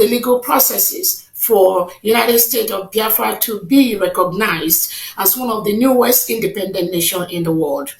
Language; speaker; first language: English; non-native, local second language; Igbo